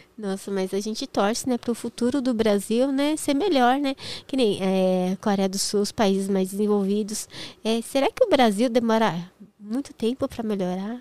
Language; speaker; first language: Portuguese; native; Portuguese